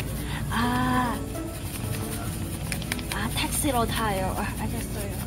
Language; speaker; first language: Korean; non-native, learner; Cantonese